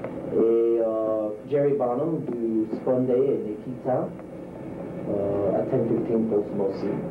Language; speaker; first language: French; non-native, learner; English